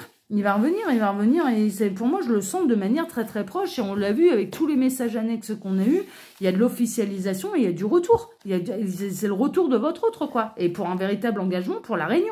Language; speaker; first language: French; native; French